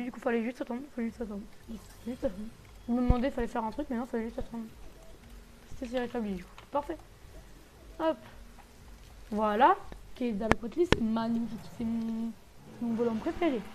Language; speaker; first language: French; native; French